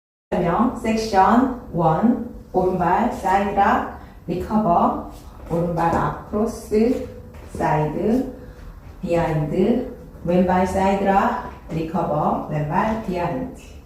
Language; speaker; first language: Korean; native; Korean